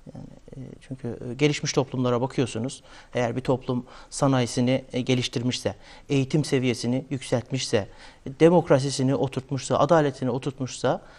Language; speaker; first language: Turkish; native; Turkish